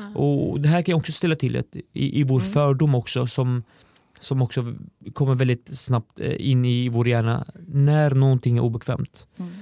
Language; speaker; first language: Swedish; early bilingual, other home language; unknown